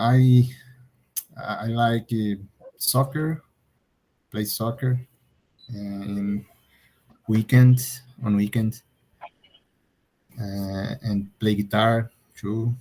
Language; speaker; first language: English; non-native, learner; Portuguese